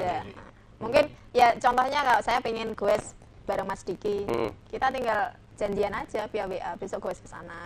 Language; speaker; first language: Indonesian; native; Indonesian